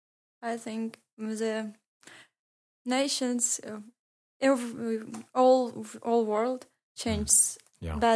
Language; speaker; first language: English; non-native, learner; Ingush